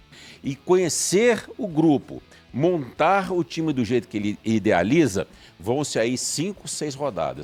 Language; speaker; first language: Portuguese; native; Portuguese